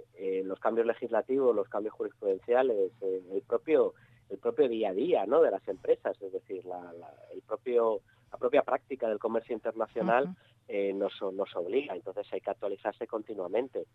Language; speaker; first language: Spanish; native; Spanish